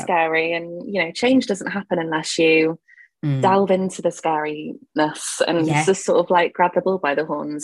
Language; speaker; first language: English; native; English